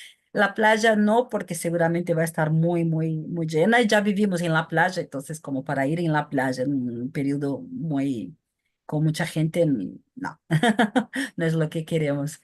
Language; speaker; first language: Spanish; non-native, fluent; Portuguese